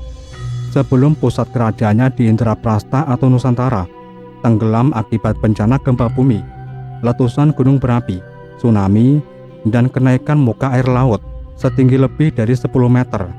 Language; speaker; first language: Indonesian; native; Indonesian